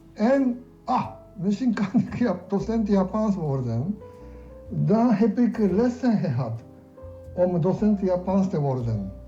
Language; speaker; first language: Dutch; non-native, learner; Japanese